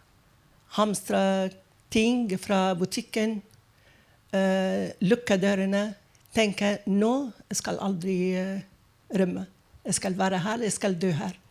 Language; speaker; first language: Norwegian; non-native, fluent; Arabic